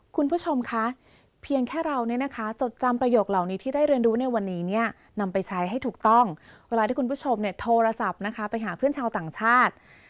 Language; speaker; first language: Thai; native; Thai